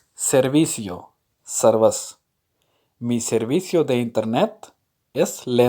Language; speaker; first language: Spanish; non-native, fluent; Urdu